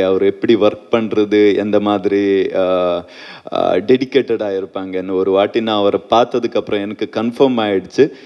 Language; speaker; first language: Tamil; non-native, fluent; Malayalam